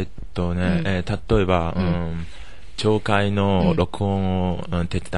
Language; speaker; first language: Japanese; non-native, learner; Chinese